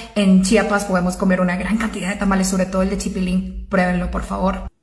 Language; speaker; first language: Spanish; native; Spanish